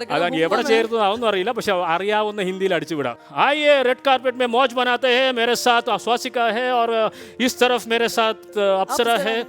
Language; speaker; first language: Malayalam; non-native, local second language; Tulu